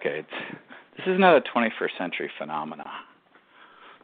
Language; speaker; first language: English; native; English